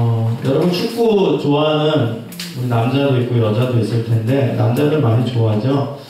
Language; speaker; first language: Korean; native; Korean